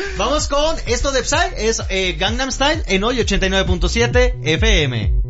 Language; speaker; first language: Spanish; native; Spanish